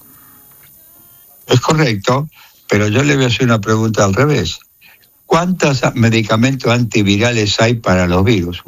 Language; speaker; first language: Spanish; native; Spanish